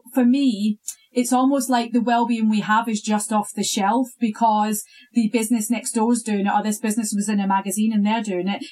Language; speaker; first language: English; native; English